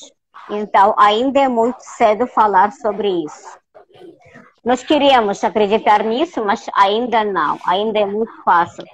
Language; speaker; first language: Portuguese; non-native, fluent; Russian